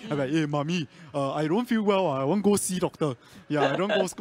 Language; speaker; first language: English; non-native, local second language; Chinese